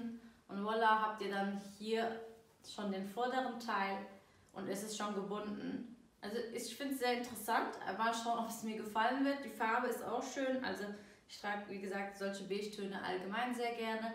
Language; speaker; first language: German; early bilingual, other home language; Turkish